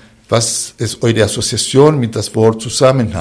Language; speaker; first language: German; non-native, fluent; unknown